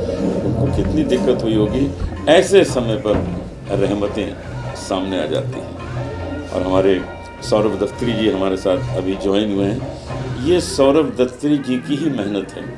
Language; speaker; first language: Hindi; native; Hindi